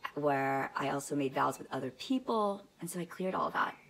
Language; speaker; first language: English; native; English